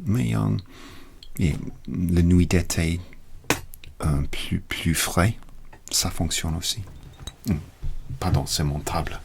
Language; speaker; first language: French; non-native, learner; English